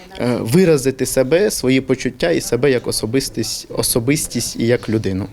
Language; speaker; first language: Ukrainian; non-native, local second language; Turkish